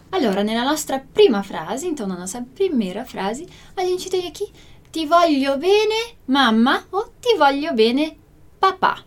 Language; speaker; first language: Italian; non-native, fluent; Portuguese